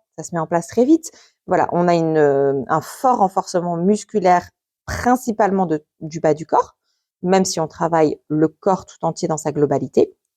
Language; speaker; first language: French; native; French